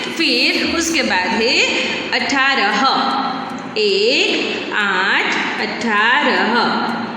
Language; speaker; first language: Hindi; non-native, local second language; Gujarati